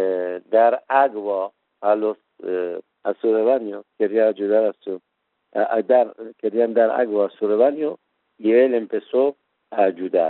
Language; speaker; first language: Spanish; non-native, fluent; Persian